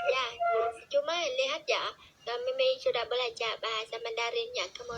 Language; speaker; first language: Indonesian; non-native, learner; Vietnamese